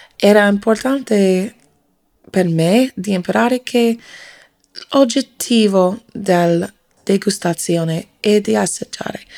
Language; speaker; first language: Italian; non-native, learner; English